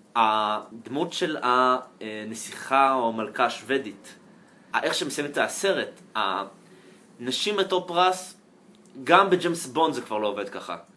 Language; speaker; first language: Hebrew; native; Hebrew